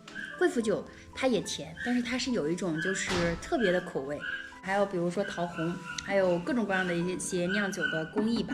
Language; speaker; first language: Chinese; native; Chinese